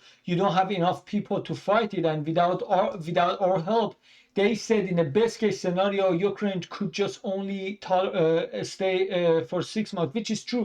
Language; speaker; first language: English; non-native, fluent; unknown